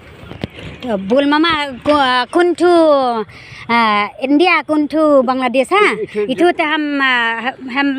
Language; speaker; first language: Hindi; non-native, local second language; Khasi